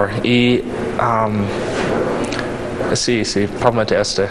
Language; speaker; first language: Spanish; non-native, learner; English